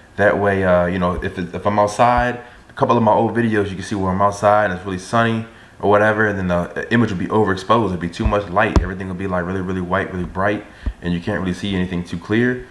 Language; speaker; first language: English; native; English